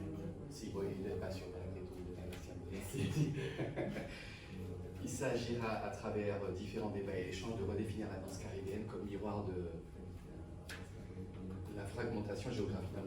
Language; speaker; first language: French; native; French